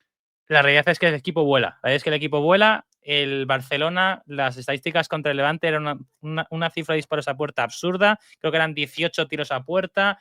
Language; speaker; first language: Spanish; native; Spanish